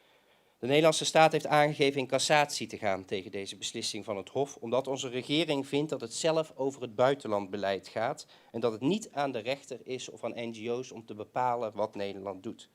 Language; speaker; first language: Dutch; native; Dutch